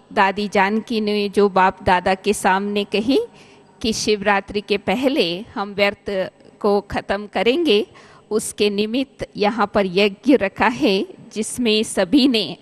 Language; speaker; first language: Hindi; native; Hindi